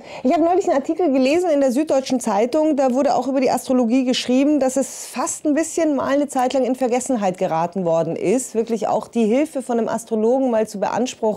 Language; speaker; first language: German; native; German